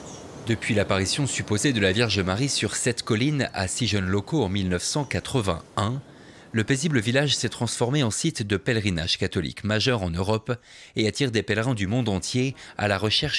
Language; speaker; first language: French; native; French